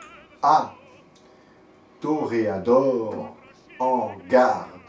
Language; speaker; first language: French; native; French